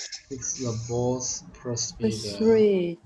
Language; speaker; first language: English; non-native, learner; Vietnamese